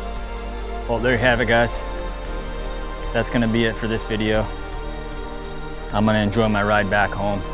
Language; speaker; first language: English; native; English